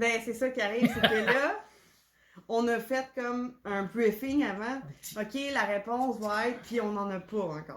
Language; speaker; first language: French; native; French